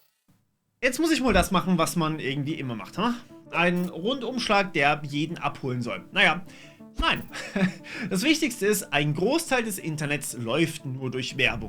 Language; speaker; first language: German; native; German